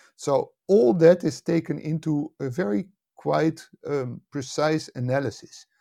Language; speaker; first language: English; non-native, fluent; Dutch